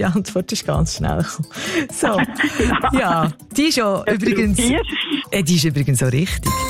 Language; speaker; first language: German; native; German